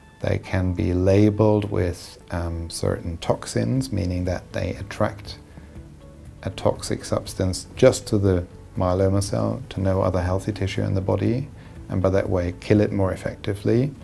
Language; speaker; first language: English; non-native, fluent; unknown